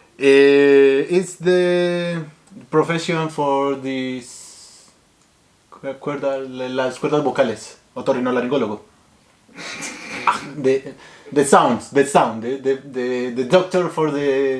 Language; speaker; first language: English; non-native, learner; Spanish